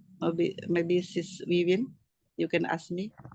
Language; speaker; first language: English; non-native, learner; Indonesian